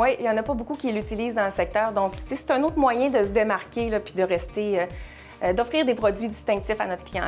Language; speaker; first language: French; native; French